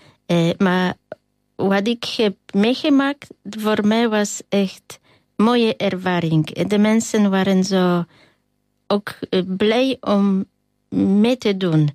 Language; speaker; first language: Dutch; non-native, learner; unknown